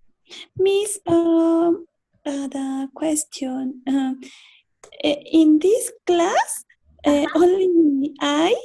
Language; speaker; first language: English; non-native, learner; Spanish